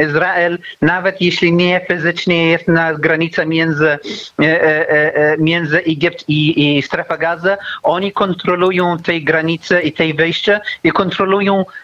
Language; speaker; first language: Polish; non-native, learner; Arabic